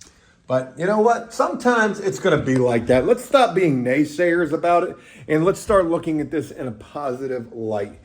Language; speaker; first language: English; native; English